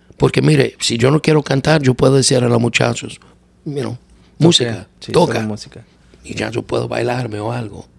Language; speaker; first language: Spanish; non-native, learner; English